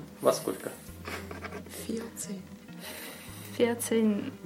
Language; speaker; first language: German; non-native, learner; Russian